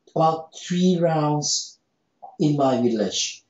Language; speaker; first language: English; non-native, fluent; Thai